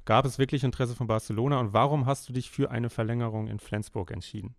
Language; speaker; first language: German; native; German